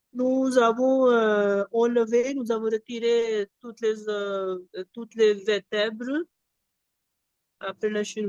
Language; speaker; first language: French; non-native, fluent; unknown